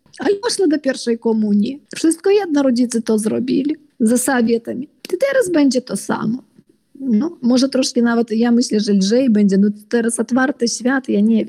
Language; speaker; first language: Polish; early bilingual, heritage; Polish